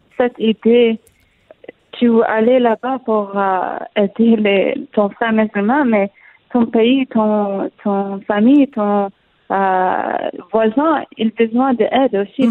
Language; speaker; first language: French; non-native, learner; Arabic